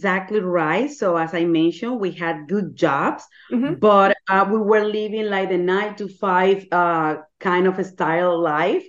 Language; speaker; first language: English; non-native, fluent; Spanish